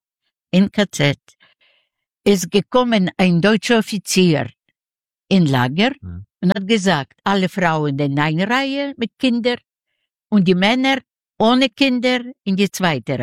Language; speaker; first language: German; non-native, learner; Yiddish